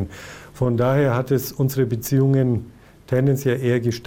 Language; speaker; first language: German; non-native, fluent; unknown